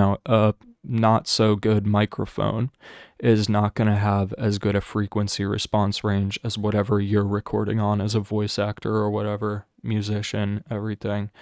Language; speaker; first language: English; native; English